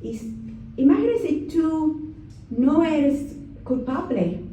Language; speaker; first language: Spanish; non-native, learner; English